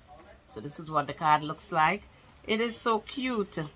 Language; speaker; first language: English; native; English